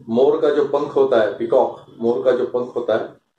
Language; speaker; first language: Hindi; non-native, local second language; Marathi